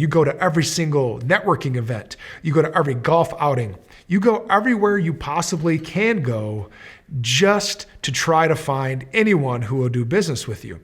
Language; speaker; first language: English; native; English